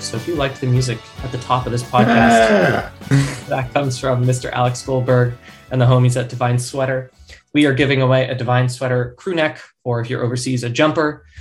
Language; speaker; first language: English; native; English